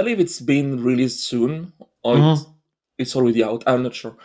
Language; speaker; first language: English; non-native, fluent; French